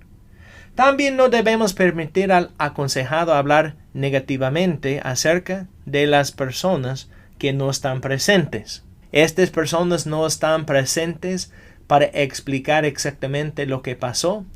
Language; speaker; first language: Spanish; non-native, fluent; English